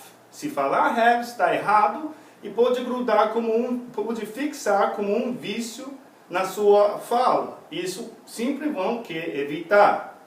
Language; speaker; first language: Portuguese; non-native, fluent; English